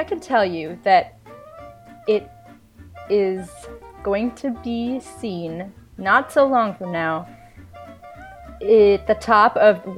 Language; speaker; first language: English; early bilingual, other home language; Tamil